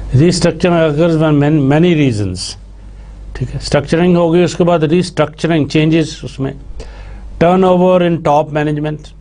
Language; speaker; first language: Urdu; native; Urdu